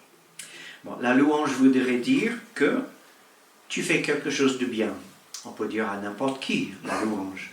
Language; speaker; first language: French; native; French